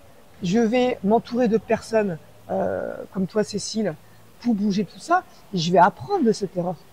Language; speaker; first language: French; native; French